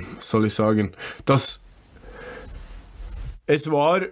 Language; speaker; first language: German; non-native, fluent; English